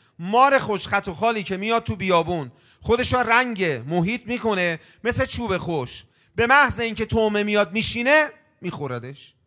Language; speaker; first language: Persian; native; Persian